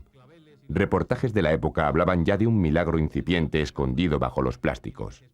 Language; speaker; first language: Spanish; native; Spanish